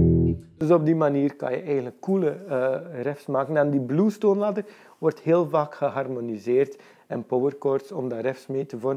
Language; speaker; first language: Dutch; native; Dutch